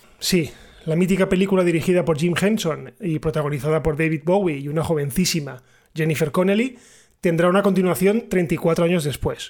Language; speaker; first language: Spanish; native; Spanish